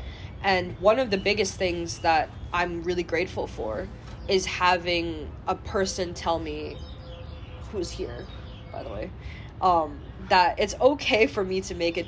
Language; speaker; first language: English; non-native, local second language; Cantonese